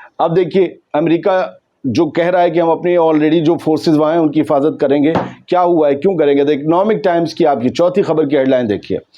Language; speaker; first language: Urdu; native; Urdu